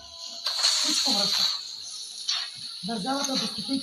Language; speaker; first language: Bulgarian; non-native, local second language; Turkish